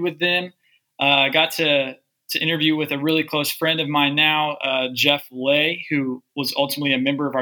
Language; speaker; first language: English; native; English